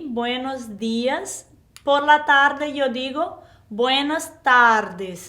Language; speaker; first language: Spanish; non-native, fluent; Portuguese